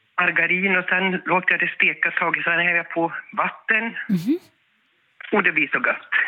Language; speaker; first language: Swedish; native; Swedish